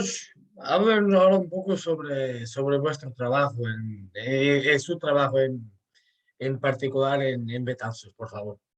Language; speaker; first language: Spanish; non-native, fluent; Portuguese